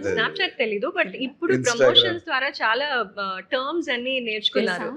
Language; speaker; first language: Telugu; non-native, local second language; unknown